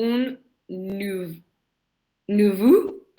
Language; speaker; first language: French; non-native, learner; English